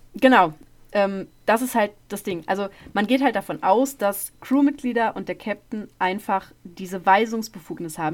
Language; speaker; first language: German; native; German